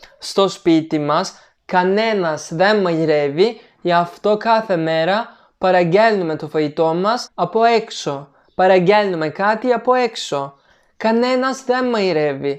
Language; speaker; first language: Greek; non-native, fluent; Turkish